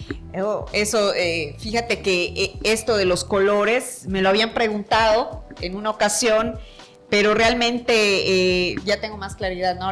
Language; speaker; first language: Spanish; native; Spanish